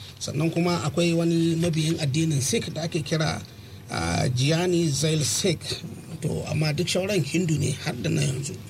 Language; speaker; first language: Hausa; native; Hausa